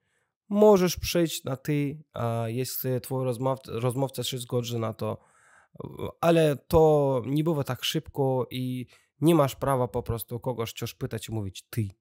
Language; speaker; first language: Polish; non-native, learner; Russian